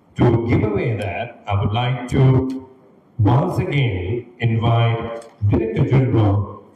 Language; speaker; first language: English; non-native, local second language; Sinhala